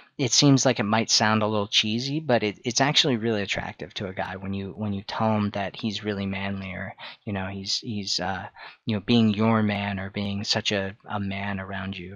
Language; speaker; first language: English; native; English